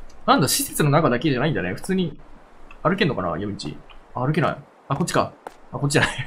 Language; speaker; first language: Japanese; native; Japanese